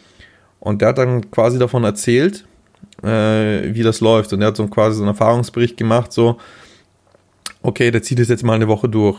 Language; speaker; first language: German; native; German